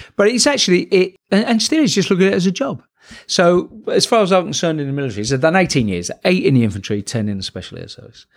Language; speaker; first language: English; native; English